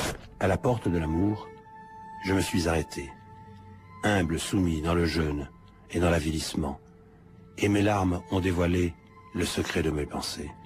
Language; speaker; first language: French; native; French